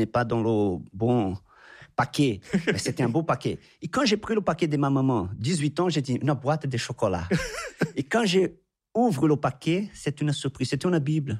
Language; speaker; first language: French; non-native, fluent; Portuguese